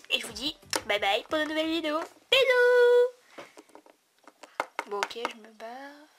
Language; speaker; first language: French; native; French